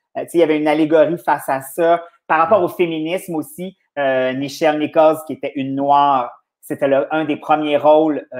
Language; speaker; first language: French; native; French